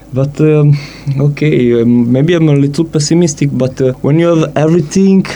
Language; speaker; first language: English; non-native, fluent; Italian